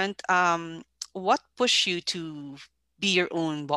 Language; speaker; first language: English; non-native, local second language; Filipino